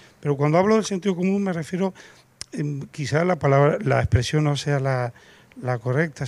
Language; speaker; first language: Spanish; native; Spanish